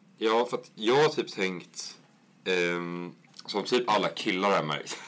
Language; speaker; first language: Swedish; native; Swedish